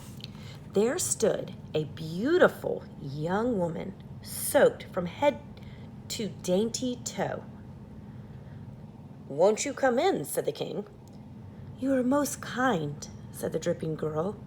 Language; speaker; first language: English; native; English